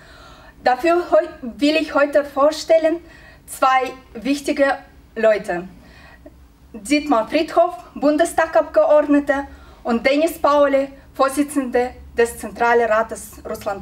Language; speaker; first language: German; non-native, fluent; Russian